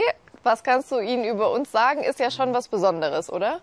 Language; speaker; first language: German; native; German